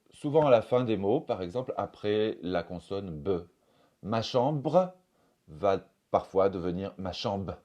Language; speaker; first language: French; native; French